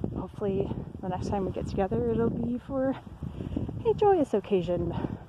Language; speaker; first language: English; native; English